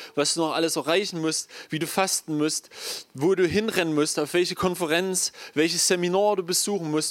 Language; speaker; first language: German; native; German